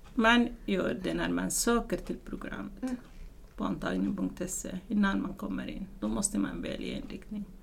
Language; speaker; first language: Swedish; non-native, fluent; Arabic